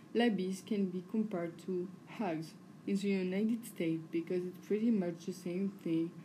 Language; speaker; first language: English; non-native, learner; French